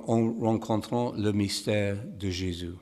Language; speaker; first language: French; non-native, fluent; English